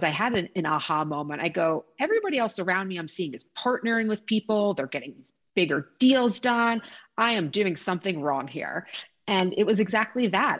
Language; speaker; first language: English; native; English